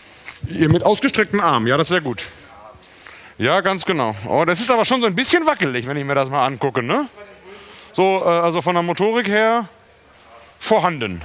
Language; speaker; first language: German; native; German